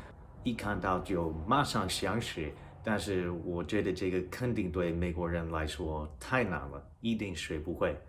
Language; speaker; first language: Chinese; non-native, fluent; English